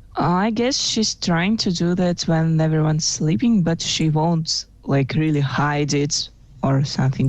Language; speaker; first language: English; non-native, fluent; Russian